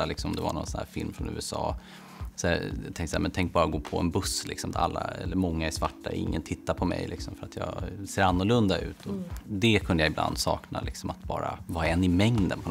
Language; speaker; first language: Swedish; native; Swedish